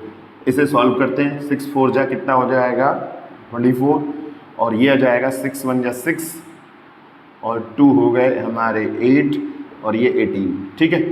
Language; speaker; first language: Hindi; native; Hindi